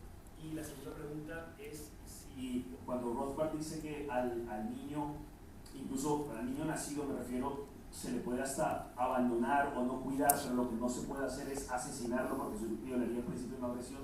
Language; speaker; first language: Spanish; native; Spanish